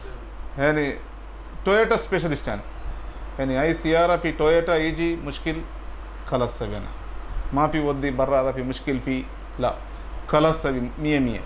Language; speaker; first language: Arabic; non-native, learner; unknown